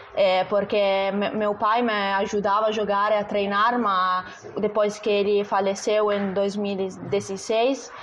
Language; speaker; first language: Portuguese; non-native, fluent; Italian